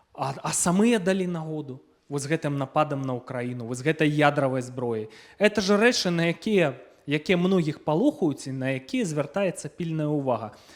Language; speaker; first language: Belarusian; non-native, local second language; Russian